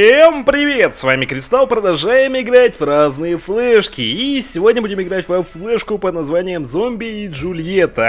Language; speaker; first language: Russian; native; Russian